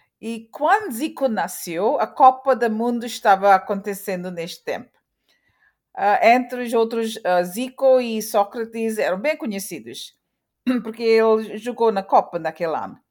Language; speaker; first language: Portuguese; early bilingual, heritage; Portuguese